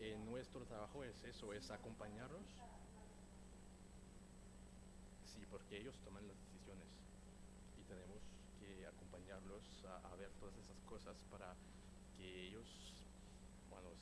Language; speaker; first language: Spanish; non-native, fluent; French